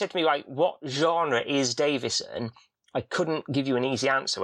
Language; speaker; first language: English; native; English